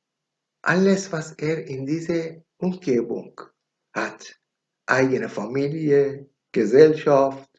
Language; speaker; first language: German; non-native, learner; Persian